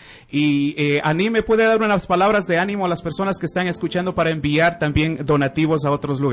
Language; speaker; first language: Spanish; native; Spanish